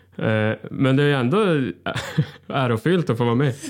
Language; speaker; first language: Swedish; native; Swedish